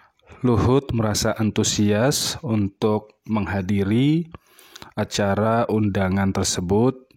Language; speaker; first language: Indonesian; native; Indonesian